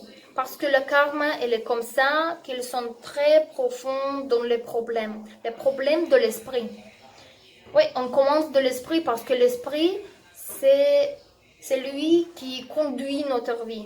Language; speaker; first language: French; non-native, learner; Russian